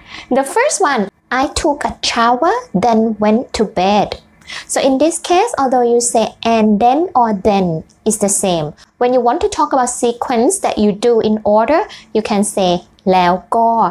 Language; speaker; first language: English; non-native, fluent; Thai